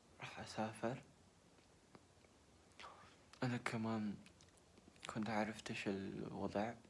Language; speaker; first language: Arabic; early bilingual, other home language; Korean